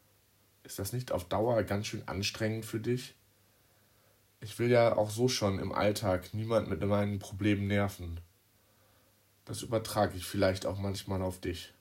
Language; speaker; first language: German; native; German